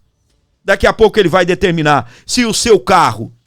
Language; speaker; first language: Portuguese; native; Portuguese